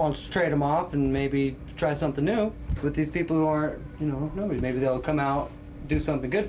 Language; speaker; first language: English; native; English